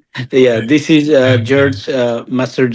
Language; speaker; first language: English; non-native, learner; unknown